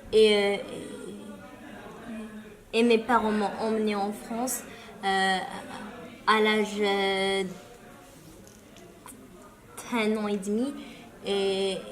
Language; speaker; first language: French; early bilingual, other home language; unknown